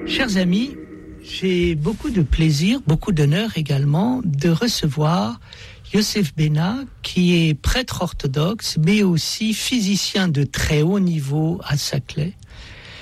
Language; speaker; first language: French; native; French